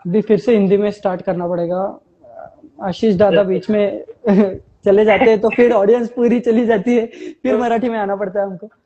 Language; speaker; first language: Hindi; non-native, local second language; Marathi